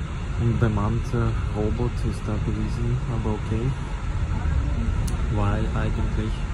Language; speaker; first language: German; non-native, learner; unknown